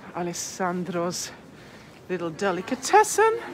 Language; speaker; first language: English; native; English